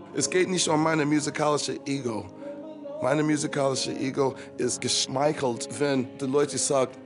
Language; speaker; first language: German; non-native, fluent; English